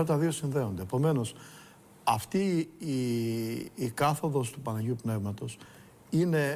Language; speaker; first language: Greek; native; Greek